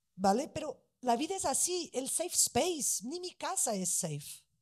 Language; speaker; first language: Spanish; non-native, fluent; Portuguese